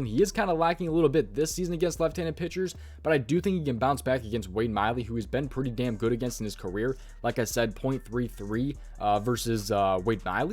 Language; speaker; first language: English; native; English